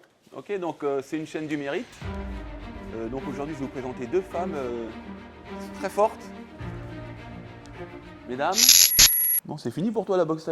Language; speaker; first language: French; native; French